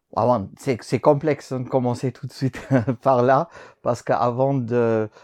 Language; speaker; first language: French; non-native, fluent; German